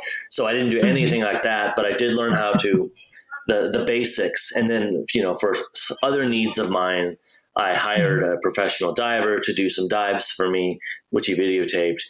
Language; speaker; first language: English; native; English